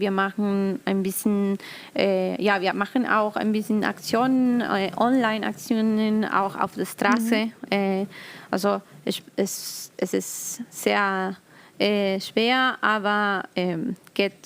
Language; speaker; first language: German; non-native, learner; Spanish